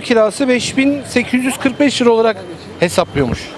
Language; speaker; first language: Turkish; native; Turkish